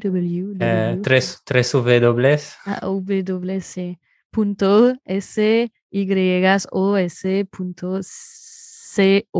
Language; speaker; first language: Spanish; non-native, fluent; French